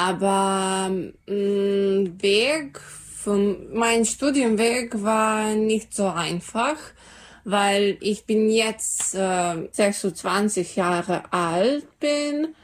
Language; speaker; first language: German; non-native, learner; Serbian